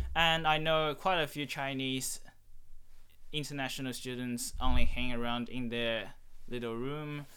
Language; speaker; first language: English; non-native, fluent; Chinese